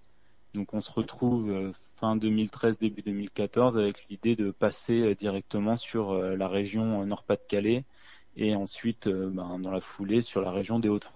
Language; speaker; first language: French; native; French